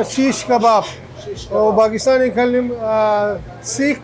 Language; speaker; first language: Arabic; non-native, learner; Urdu